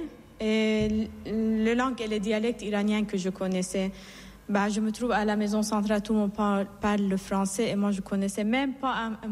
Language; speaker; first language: French; non-native, fluent; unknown